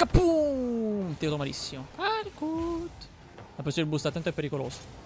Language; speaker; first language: Italian; native; Italian